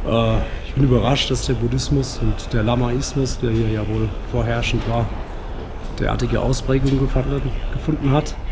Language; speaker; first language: German; native; German